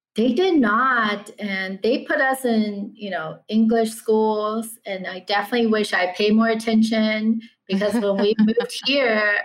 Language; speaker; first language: English; early bilingual, other home language; Chinese